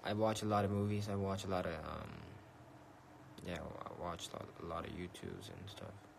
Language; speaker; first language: English; early bilingual, other home language; Korean